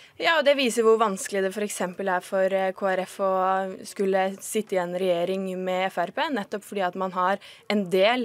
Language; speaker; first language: Norwegian; native; Norwegian